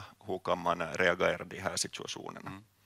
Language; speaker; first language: Swedish; non-native, local second language; Finnish